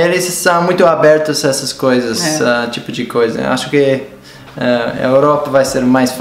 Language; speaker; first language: Portuguese; non-native, fluent; English